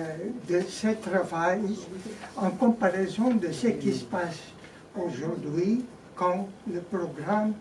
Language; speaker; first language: French; non-native, fluent; Greek